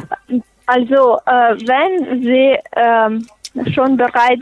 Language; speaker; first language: German; non-native, fluent; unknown